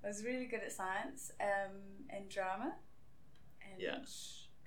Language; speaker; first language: English; native; English